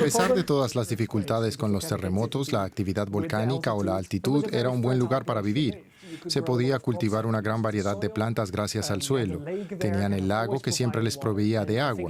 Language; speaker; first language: Spanish; native; Spanish